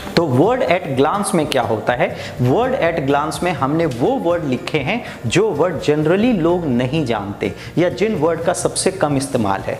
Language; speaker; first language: Hindi; native; Hindi